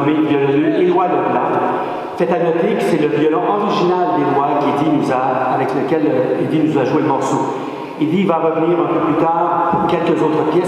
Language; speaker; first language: French; native; French